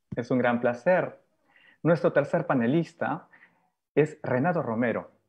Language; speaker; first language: Spanish; native; Spanish